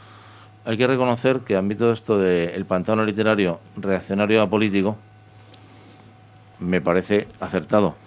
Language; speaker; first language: Spanish; native; Spanish